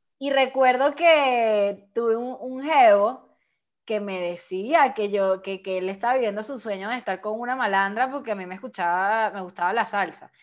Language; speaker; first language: Spanish; native; Spanish